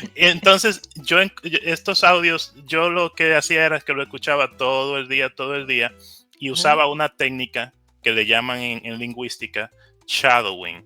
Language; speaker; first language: Spanish; native; Spanish